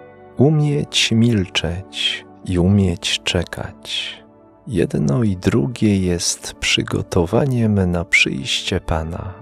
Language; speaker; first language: Polish; native; Polish